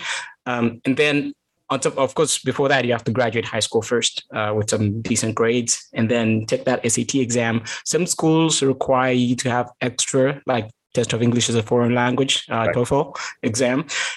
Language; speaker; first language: English; non-native, local second language; Kalenjin